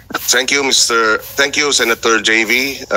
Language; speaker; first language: English; non-native, local second language; Filipino